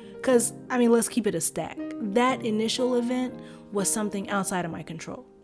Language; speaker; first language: English; early bilingual, other home language; Arabic